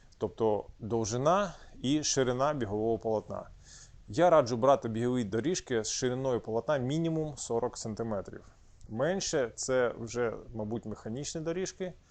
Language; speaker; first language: Ukrainian; non-native, local second language; Russian